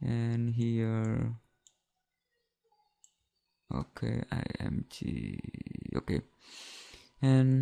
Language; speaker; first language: English; non-native, learner; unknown